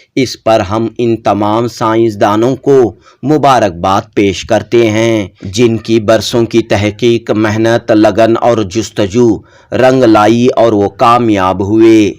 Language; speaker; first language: Urdu; native; Urdu